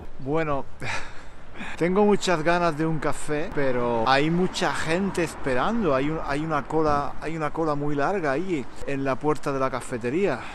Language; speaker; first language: Spanish; native; Spanish